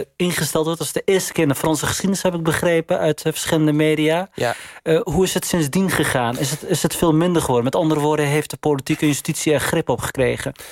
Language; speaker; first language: Dutch; native; Dutch